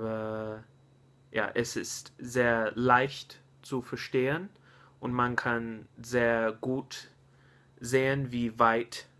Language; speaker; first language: German; non-native, learner; English